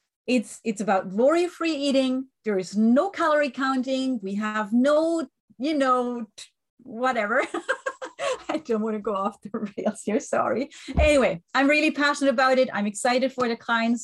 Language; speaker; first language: English; non-native, fluent; German